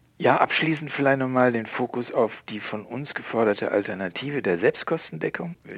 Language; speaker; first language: German; native; German